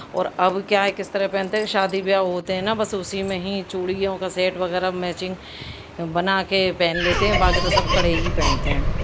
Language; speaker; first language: Hindi; native; Hindi